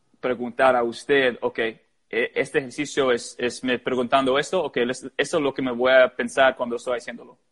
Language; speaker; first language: Spanish; early bilingual, heritage; English